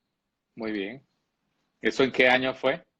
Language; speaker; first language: Spanish; native; Spanish